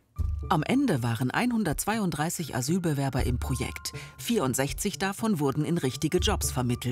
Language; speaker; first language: German; native; German